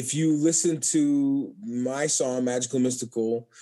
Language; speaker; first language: English; native; English